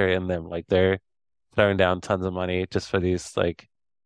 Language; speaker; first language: English; native; English